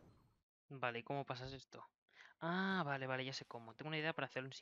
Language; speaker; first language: Spanish; native; Spanish